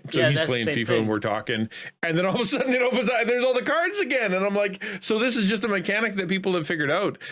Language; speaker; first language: English; native; English